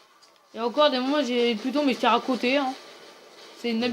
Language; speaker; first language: French; native; French